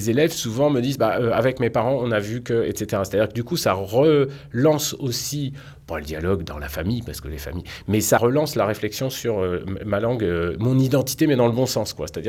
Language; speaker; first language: French; native; French